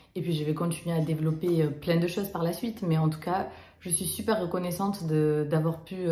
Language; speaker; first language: French; early bilingual, other home language; Romanian